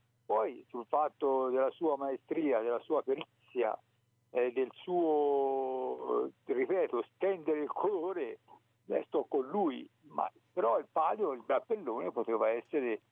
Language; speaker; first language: Italian; native; Italian